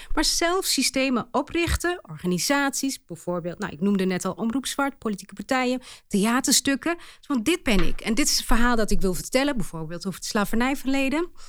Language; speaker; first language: Dutch; early bilingual, other home language; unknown